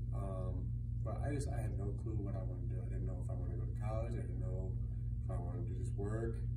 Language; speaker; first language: English; native; English